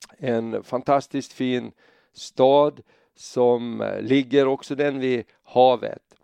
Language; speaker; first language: Swedish; native; Swedish